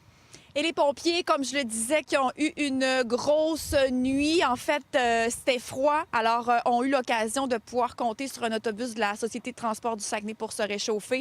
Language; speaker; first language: French; native; French